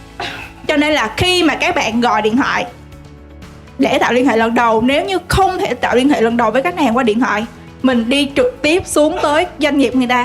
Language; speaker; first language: Vietnamese; native; Vietnamese